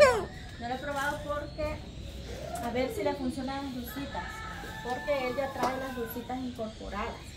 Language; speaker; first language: Spanish; native; Spanish